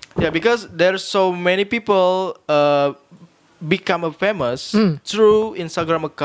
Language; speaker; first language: English; non-native, learner; Indonesian